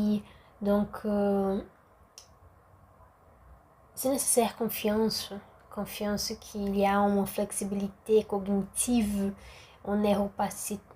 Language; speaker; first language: French; non-native, learner; Portuguese